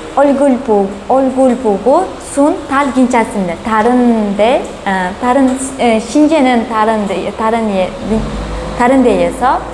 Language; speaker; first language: Korean; non-native, fluent; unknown